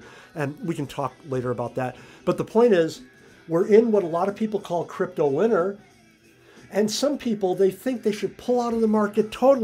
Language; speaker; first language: English; native; English